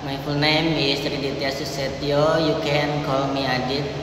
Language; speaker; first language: English; non-native, learner; Indonesian